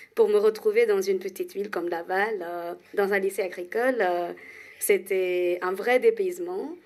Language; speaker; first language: French; non-native, fluent; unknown